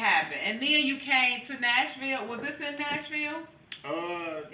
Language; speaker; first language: English; native; English